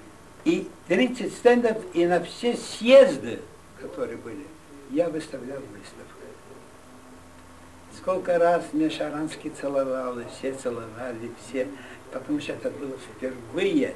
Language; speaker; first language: Russian; non-native, fluent; Yiddish